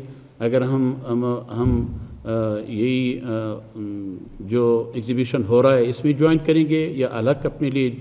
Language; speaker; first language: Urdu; non-native, fluent; Persian